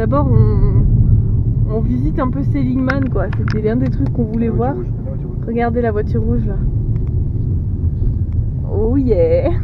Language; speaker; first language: French; native; French